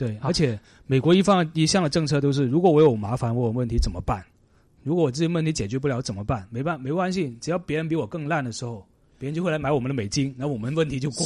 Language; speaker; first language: Chinese; non-native, local second language; Cantonese